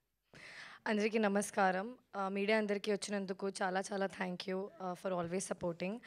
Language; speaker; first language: Telugu; non-native, local second language; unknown